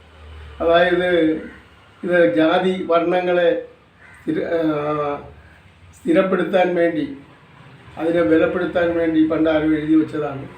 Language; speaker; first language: Malayalam; native; Malayalam